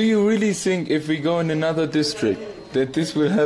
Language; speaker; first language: English; non-native, learner; German